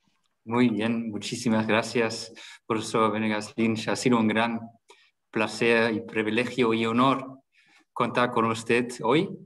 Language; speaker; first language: Spanish; non-native, fluent; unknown